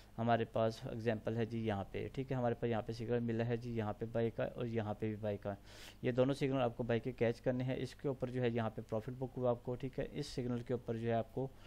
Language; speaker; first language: Urdu; non-native, local second language; Punjabi